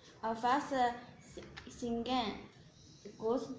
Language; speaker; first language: Catalan; non-native, learner; Chinese